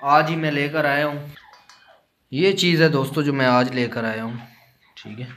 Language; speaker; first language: Urdu; non-native, local second language; Saraiki